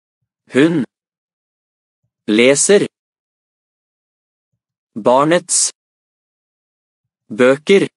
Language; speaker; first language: Norwegian; non-native, learner; Amharic